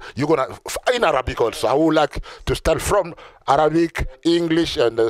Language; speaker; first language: English; non-native, learner; French